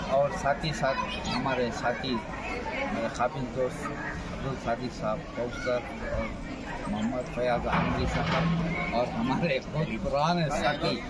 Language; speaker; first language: Hindi; non-native, local second language; Urdu